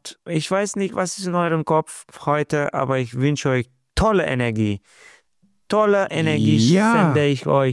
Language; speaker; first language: German; non-native, learner; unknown